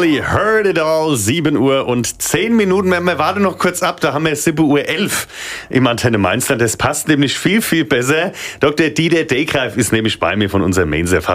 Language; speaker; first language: German; native; German